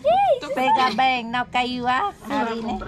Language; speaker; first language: Portuguese; non-native, learner; Vietnamese